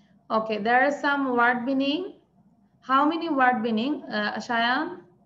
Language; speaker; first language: English; non-native, local second language; Bangla